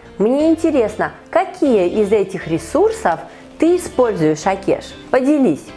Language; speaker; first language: Russian; native; Russian